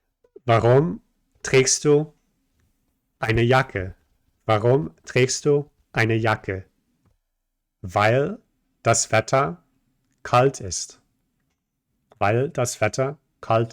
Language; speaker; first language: German; non-native, fluent; English